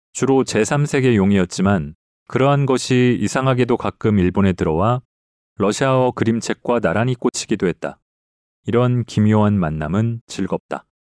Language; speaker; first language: Korean; native; Korean